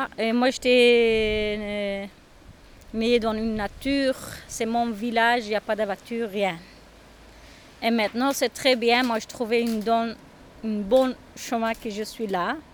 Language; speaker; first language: French; non-native, learner; Turkish